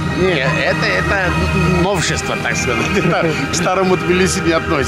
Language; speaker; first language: Russian; non-native, local second language; Georgian